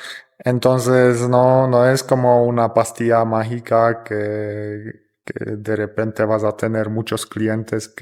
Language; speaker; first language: Spanish; non-native, fluent; Polish